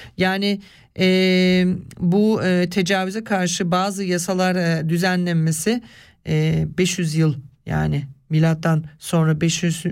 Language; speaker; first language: Turkish; early bilingual, other home language; Swiss German